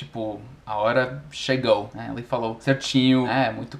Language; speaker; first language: Portuguese; non-native, fluent; English